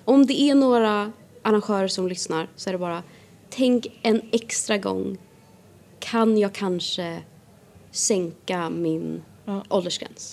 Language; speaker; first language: Swedish; native; Swedish